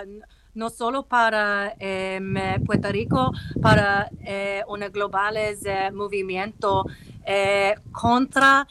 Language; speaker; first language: Spanish; non-native, learner; English